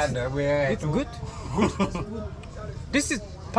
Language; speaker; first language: English; non-native, learner; Japanese